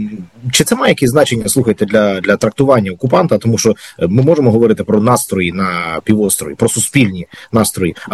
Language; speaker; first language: Ukrainian; native; Ukrainian